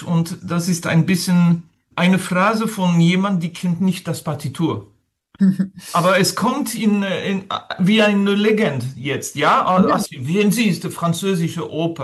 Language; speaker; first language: German; non-native, fluent; French